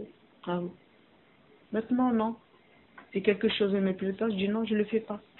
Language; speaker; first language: French; non-native, learner; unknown